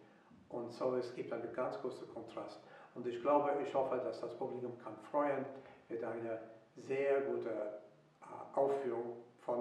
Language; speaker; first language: German; non-native, fluent; English